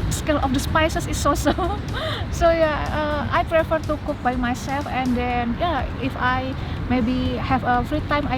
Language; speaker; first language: English; non-native, learner; Indonesian